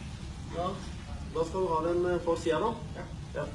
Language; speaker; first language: Norwegian; non-native, fluent; Urdu